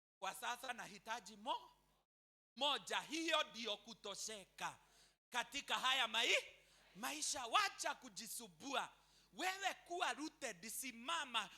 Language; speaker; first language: Swahili; non-native, local second language; Kikuyu